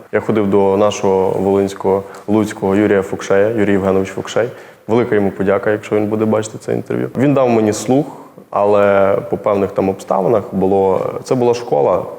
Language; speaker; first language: Ukrainian; native; Ukrainian